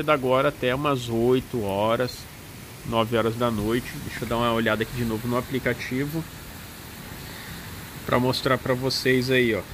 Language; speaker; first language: Portuguese; native; Portuguese